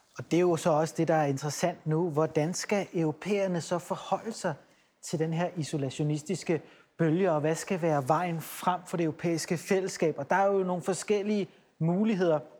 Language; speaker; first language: Danish; native; Danish